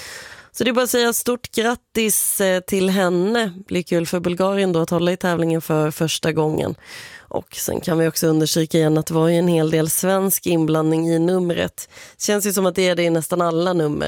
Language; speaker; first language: Swedish; native; Swedish